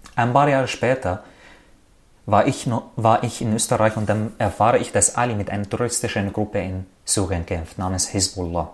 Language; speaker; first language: German; non-native, fluent; Arabic